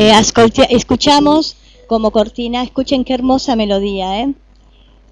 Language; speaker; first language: Spanish; native; Spanish